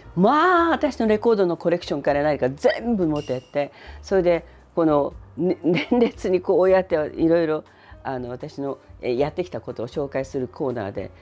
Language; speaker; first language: Japanese; non-native, fluent; Chinese